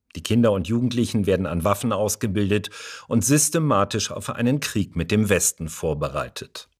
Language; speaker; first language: German; native; German